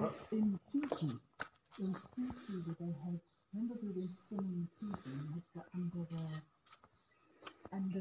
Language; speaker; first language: English; non-native, local second language; Afrikaans